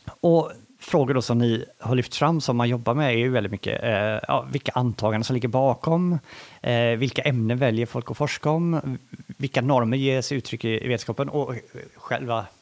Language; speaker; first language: Swedish; native; Swedish